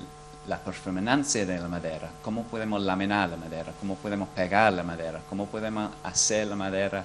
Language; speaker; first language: Spanish; non-native, fluent; English